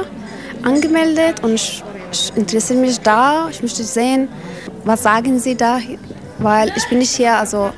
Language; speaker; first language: German; non-native, learner; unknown